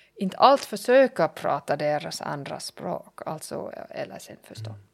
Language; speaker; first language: Swedish; non-native, learner; German